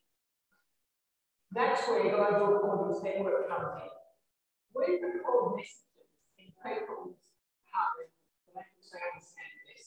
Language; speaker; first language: English; native; English